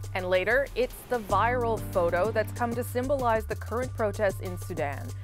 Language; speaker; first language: English; native; English